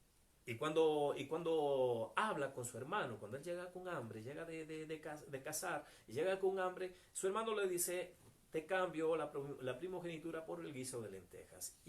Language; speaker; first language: Spanish; native; Spanish